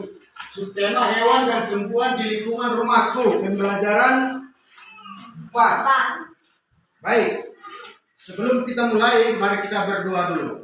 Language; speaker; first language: Indonesian; native; Indonesian